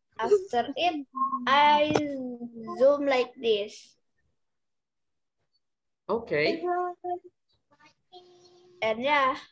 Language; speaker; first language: English; non-native, local second language; Indonesian